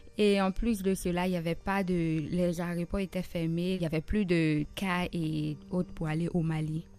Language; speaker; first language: French; non-native, local second language; Soninke